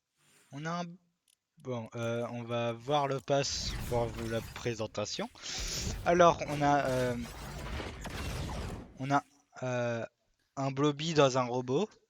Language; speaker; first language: French; native; French